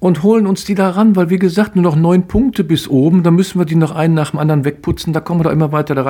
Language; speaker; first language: German; native; German